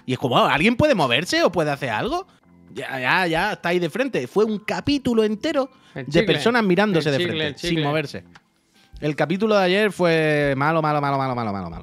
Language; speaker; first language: Spanish; native; Spanish